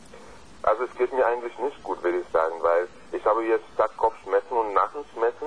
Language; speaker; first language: German; non-native, fluent; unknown